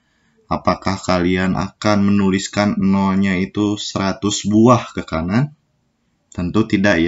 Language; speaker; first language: Indonesian; native; Indonesian